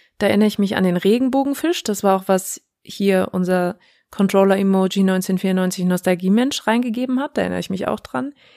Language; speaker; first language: German; native; German